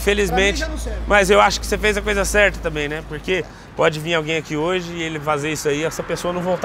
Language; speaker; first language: Portuguese; native; Portuguese